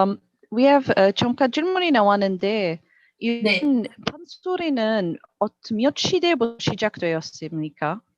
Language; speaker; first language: Korean; non-native, learner; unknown